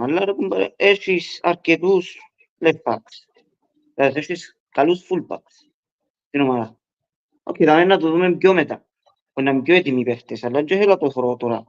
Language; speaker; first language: Greek; early bilingual, heritage; Greek